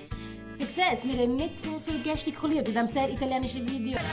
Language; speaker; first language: German; early bilingual, other home language; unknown